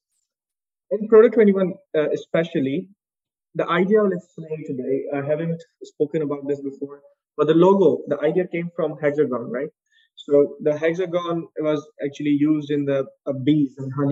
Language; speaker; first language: English; non-native, local second language; Urdu